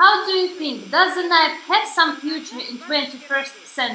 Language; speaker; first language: English; non-native, learner; Russian